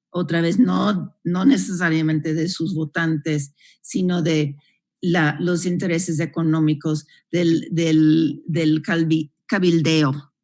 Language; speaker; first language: Spanish; non-native, fluent; English